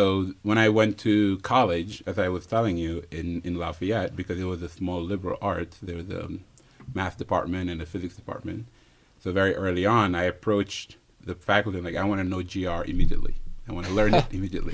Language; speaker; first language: English; non-native, fluent; Wolof